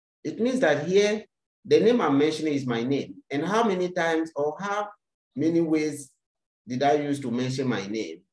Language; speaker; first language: English; non-native, local second language; Akan